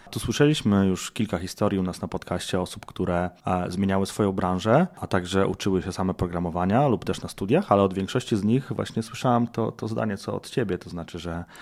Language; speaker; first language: Polish; native; Polish